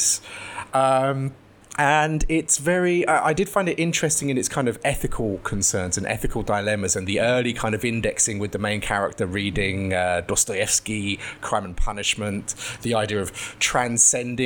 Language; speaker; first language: English; native; English